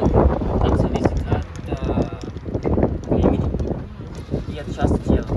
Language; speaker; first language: Russian; non-native, fluent; Spanish